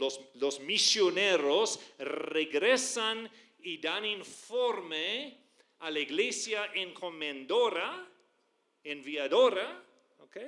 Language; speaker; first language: Spanish; non-native, fluent; English